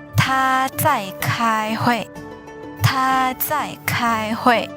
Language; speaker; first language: Chinese; non-native, fluent; Indonesian